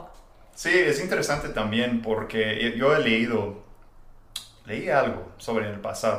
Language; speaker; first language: Spanish; non-native, fluent; English